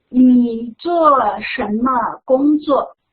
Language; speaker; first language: Chinese; non-native, fluent; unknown